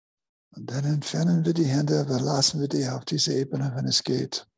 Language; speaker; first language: German; non-native, fluent; English